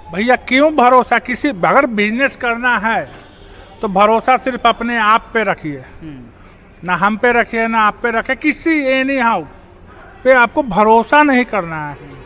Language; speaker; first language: Hindi; native; Hindi